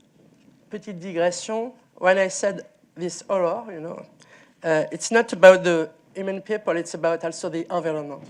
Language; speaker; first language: English; non-native, learner; French